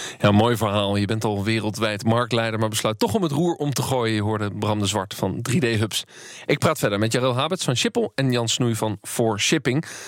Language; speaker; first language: Dutch; native; Dutch